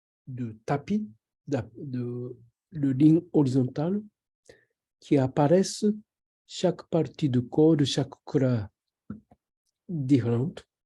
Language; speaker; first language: French; non-native, fluent; Japanese